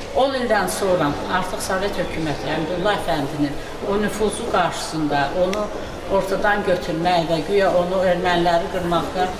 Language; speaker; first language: Azerbaijani; native; Azerbaijani